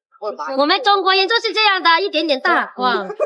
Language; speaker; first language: Chinese; native; Chinese